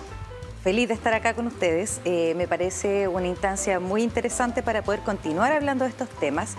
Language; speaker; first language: Spanish; native; Spanish